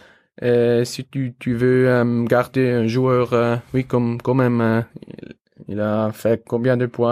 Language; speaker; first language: French; non-native, learner; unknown